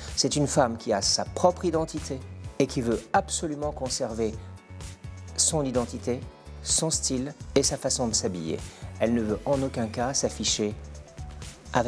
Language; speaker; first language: French; native; French